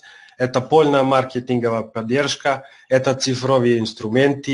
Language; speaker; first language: Russian; non-native, learner; Serbian